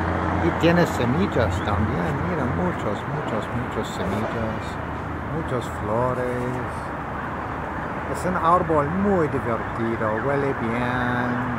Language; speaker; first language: Spanish; non-native, learner; English